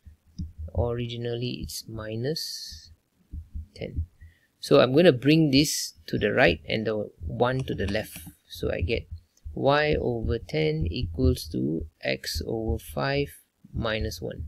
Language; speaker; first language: English; non-native, local second language; Malay